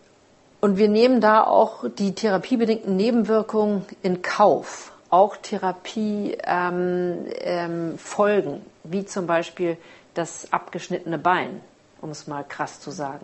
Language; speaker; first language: German; native; German